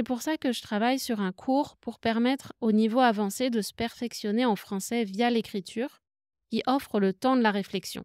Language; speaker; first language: French; native; French